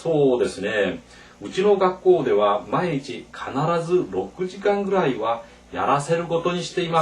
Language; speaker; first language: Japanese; non-native, fluent; Korean